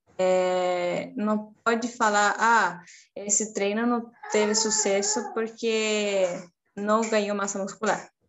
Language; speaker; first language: Portuguese; non-native, fluent; Spanish